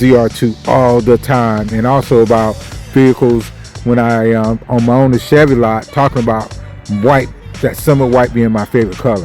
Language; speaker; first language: English; native; English